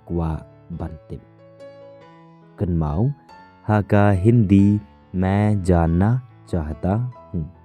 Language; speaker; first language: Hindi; non-native, local second language; Khasi